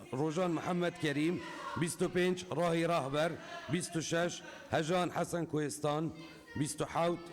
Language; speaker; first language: Central Kurdish; non-native, local second language; Kurdish